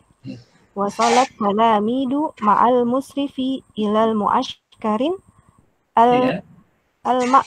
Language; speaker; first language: Arabic; non-native, learner; Indonesian